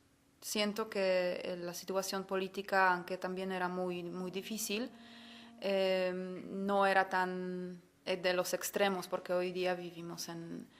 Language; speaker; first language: Spanish; non-native, fluent; Polish